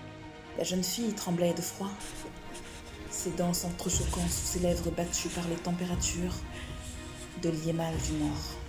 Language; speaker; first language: French; native; French